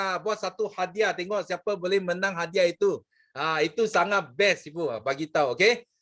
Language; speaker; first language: Malay; non-native, local second language; Chinese